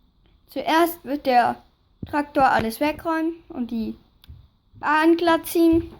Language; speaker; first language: German; native; German